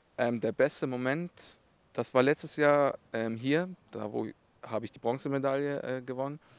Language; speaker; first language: German; early bilingual, other home language; Russian